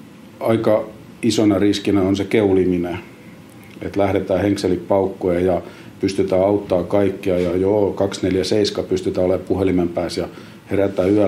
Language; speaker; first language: Finnish; native; Finnish